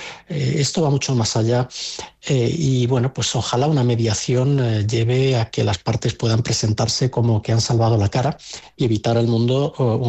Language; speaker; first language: Spanish; native; Spanish